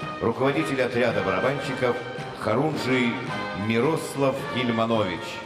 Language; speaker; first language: Russian; native; Russian